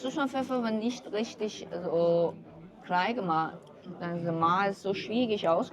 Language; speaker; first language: German; non-native, learner; Chinese